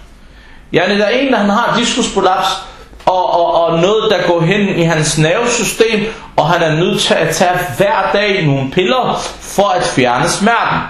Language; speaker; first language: Danish; non-native, fluent; Arabic